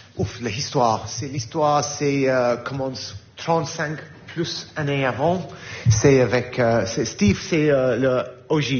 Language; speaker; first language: French; non-native, learner; English